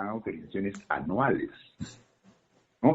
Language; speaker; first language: Spanish; native; Spanish